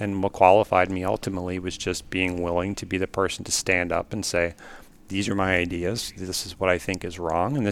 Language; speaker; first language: English; native; English